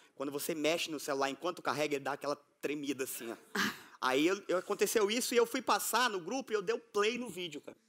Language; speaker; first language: Portuguese; native; Portuguese